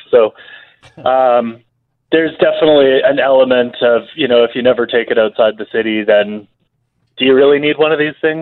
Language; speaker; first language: English; native; English